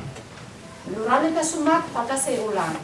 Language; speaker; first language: Basque; native; Basque